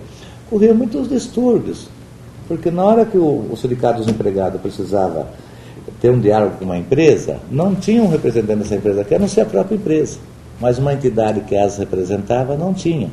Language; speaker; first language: Portuguese; native; Portuguese